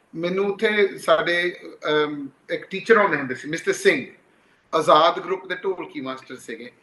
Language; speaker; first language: Punjabi; early bilingual, heritage; Punjabi